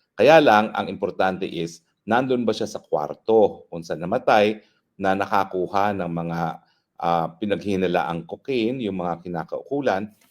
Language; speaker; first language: Filipino; native; Filipino